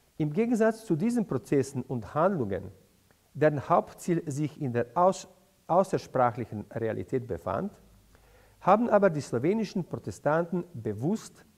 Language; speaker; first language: German; non-native, fluent; Slovenian